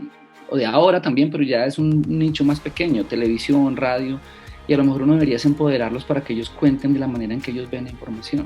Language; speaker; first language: Spanish; native; Spanish